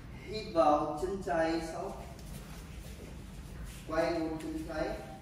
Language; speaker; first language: Vietnamese; non-native, learner; Hindi